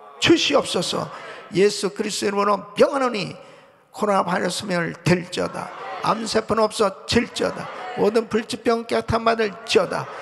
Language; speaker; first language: Korean; native; Korean